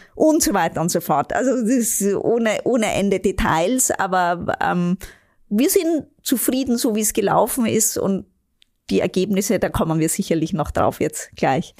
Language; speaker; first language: German; native; German